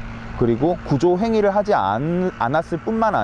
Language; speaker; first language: Korean; native; Korean